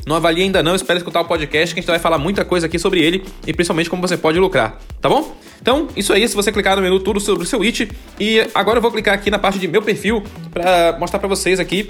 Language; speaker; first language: Portuguese; native; Portuguese